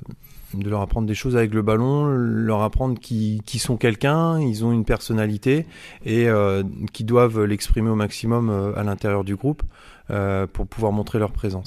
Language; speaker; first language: French; native; French